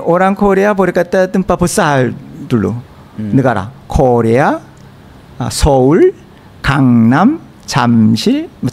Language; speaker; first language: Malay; non-native, learner; Korean